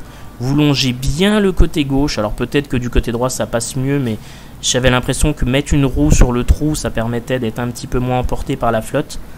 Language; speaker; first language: French; native; French